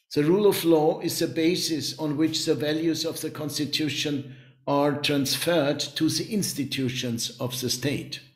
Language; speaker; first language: English; non-native, fluent; German